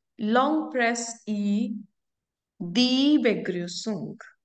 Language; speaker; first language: German; non-native, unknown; Hindi